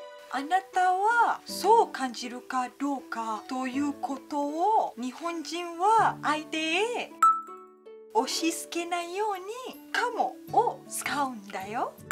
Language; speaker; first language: Japanese; non-native, fluent; Malay